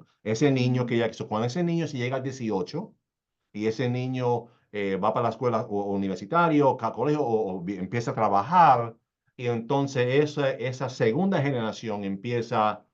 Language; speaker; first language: Spanish; early bilingual, heritage; Spanish